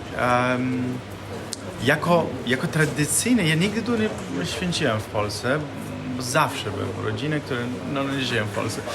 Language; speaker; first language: Polish; non-native, learner; Italian